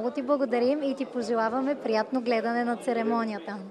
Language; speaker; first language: Bulgarian; native; Bulgarian